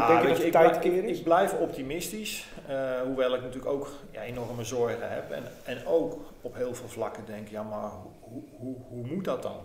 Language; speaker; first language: Dutch; native; Dutch